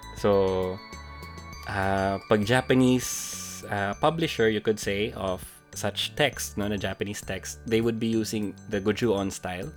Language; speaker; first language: English; non-native, local second language; Filipino